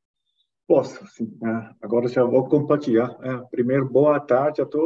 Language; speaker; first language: Portuguese; non-native, fluent; German